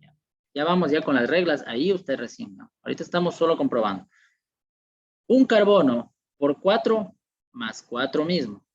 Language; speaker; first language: Spanish; native; Spanish